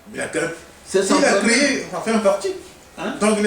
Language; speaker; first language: French; non-native, local second language; Lingala